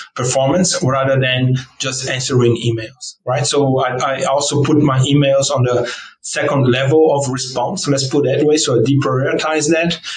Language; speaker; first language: English; non-native, fluent; Portuguese